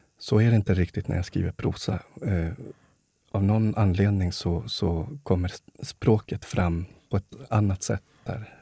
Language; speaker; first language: Swedish; early bilingual, other home language; Spanish